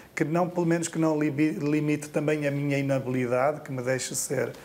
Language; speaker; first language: Portuguese; native; Portuguese